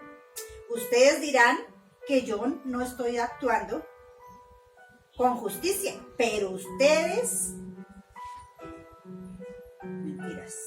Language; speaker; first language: Spanish; native; Spanish